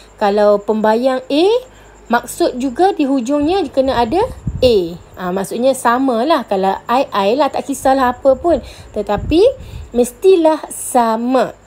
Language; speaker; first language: Malay; native; Malay